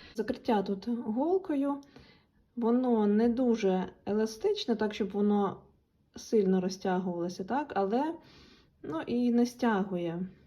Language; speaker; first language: Ukrainian; non-native, local second language; Russian